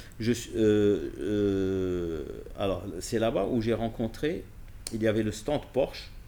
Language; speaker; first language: French; non-native, local second language; Arabic